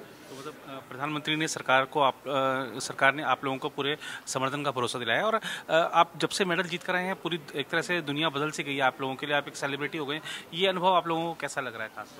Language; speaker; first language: Hindi; native; Hindi